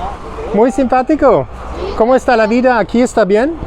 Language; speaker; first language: Spanish; non-native, learner; German